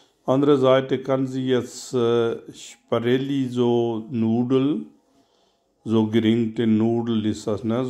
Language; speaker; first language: German; non-native, learner; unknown